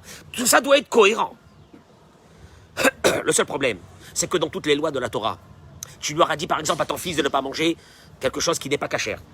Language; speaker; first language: French; native; French